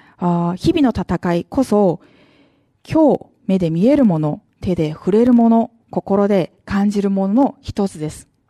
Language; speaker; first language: Japanese; non-native, fluent; Korean